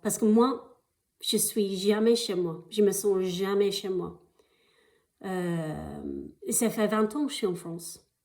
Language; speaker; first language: French; non-native, fluent; English